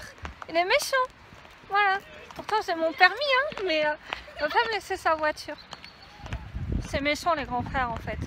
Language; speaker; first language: French; native; French